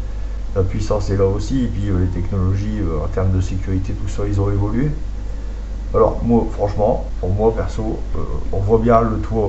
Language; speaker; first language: French; native; French